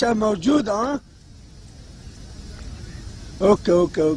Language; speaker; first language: Arabic; non-native, learner; Pashto